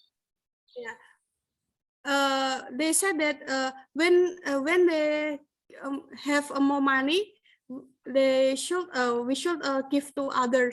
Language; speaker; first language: English; non-native, learner; Indonesian